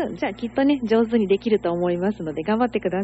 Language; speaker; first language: Japanese; native; Japanese